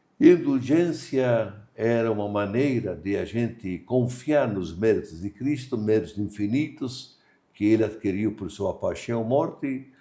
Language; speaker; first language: Portuguese; non-native, fluent; Maltese